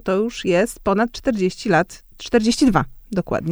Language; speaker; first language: Polish; native; Polish